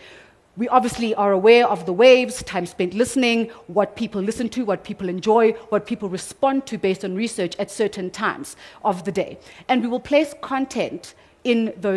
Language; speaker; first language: English; non-native, local second language; Zulu